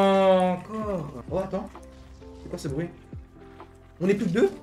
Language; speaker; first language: French; native; French